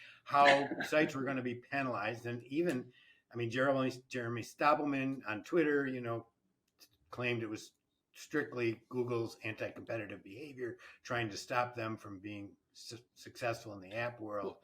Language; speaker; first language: English; native; English